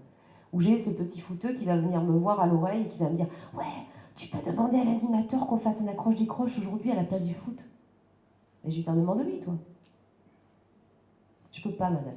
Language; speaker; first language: French; native; French